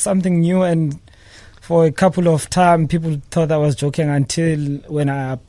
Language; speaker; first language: English; non-native, local second language; Xhosa